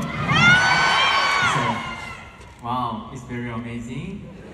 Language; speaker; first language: English; non-native, learner; Korean